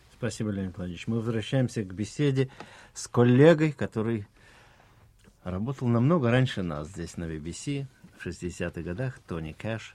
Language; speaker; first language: Russian; native; Russian